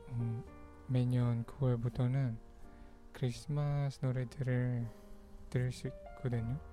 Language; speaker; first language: Korean; non-native, fluent; Pangasinan